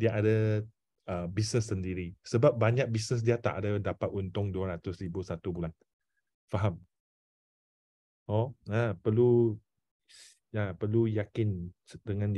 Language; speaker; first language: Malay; non-native, local second language; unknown